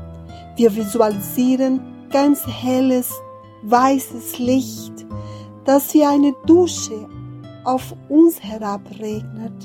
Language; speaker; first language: German; non-native, fluent; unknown